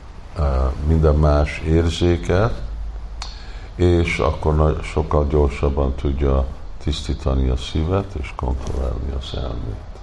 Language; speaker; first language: Hungarian; early bilingual, heritage; Hungarian